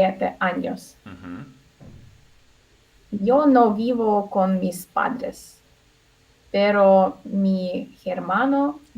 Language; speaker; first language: Spanish; non-native, learner; Russian